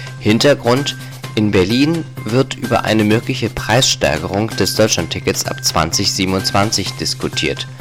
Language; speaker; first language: German; native; German